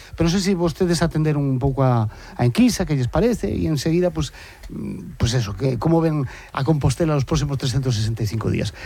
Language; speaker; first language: Galician; non-native, local second language; Spanish